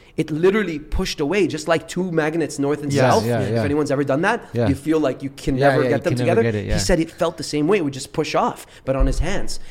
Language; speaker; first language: English; early bilingual, other home language; Arabic